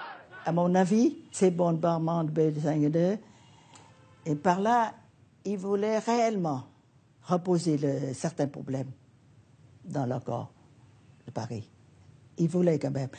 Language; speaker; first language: French; non-native, fluent; Vietnamese